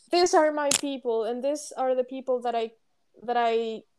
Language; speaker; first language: English; non-native, fluent; Spanish